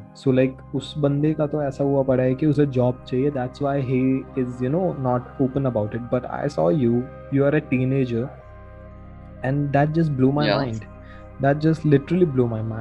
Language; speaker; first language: English; non-native, local second language; Hindi